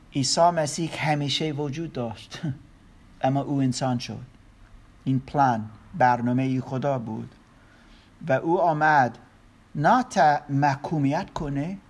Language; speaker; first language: Persian; non-native, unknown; German